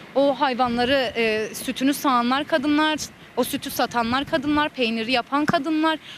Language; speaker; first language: Turkish; native; Turkish